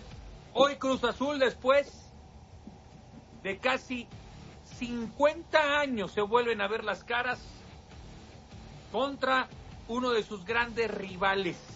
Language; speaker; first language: Spanish; native; Spanish